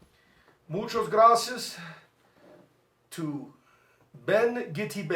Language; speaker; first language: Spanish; non-native, learner; English